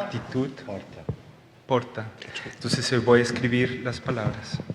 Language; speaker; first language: Portuguese; non-native, learner; Spanish